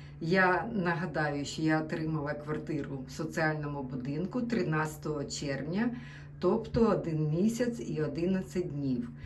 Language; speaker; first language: Ukrainian; non-native, local second language; Russian